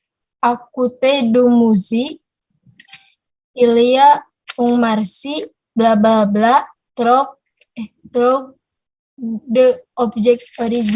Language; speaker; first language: French; non-native, learner; Indonesian